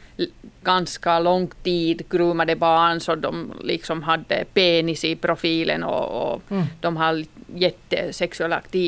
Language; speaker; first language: Swedish; non-native, local second language; Finnish